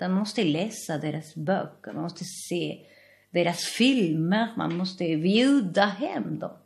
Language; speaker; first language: Swedish; non-native, fluent; Spanish